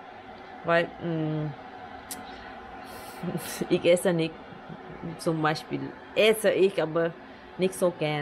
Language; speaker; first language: German; non-native, learner; Thai